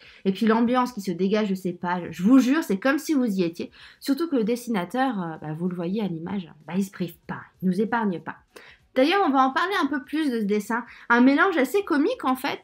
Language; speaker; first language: French; native; French